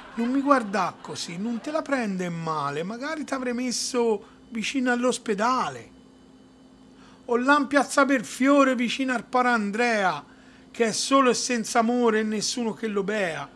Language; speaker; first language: Italian; native; Italian